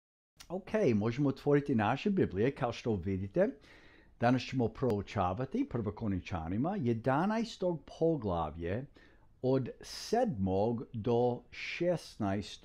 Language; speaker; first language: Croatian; early bilingual, heritage; English